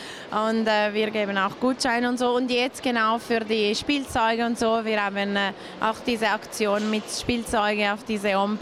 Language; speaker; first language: German; non-native, local second language; Italian